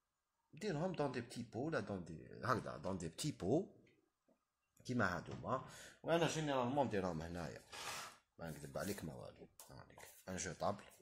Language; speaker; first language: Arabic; native; Arabic